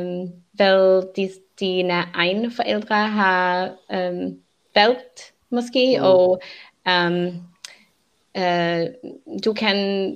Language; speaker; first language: Danish; non-native, learner; English